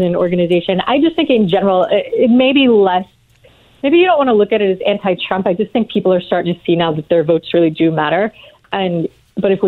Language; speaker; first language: English; native; English